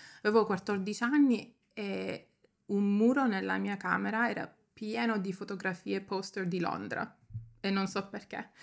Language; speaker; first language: Italian; early bilingual, heritage; Italian